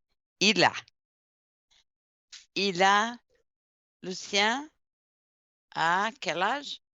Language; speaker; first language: French; non-native, fluent; Portuguese